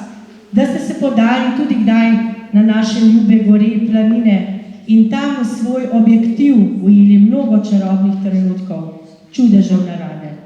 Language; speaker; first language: Slovenian; native; Slovenian